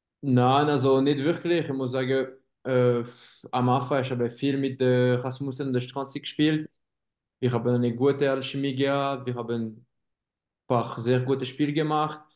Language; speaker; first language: German; non-native, local second language; French